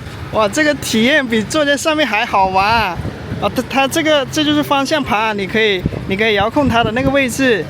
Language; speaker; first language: Chinese; native; Chinese